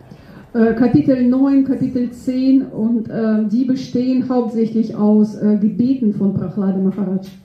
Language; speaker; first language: German; non-native, fluent; Russian